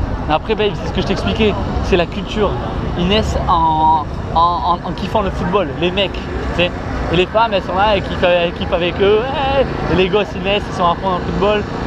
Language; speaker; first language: French; native; French